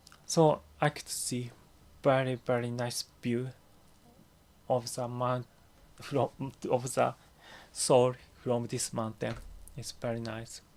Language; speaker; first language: English; non-native, learner; Japanese